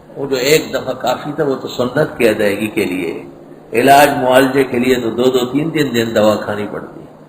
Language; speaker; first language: Urdu; non-native, local second language; Pashto